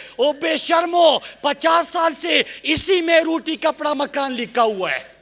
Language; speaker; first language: Urdu; non-native, local second language; Pashto